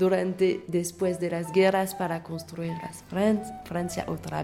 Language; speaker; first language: Spanish; non-native, fluent; French